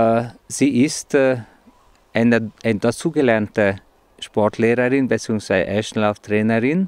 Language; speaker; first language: German; non-native, fluent; Hungarian